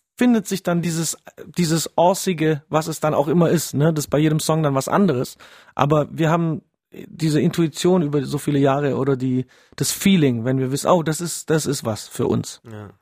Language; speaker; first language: German; early bilingual, other home language; Polish